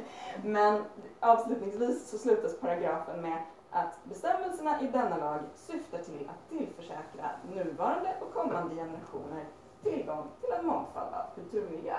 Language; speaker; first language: Swedish; native; Swedish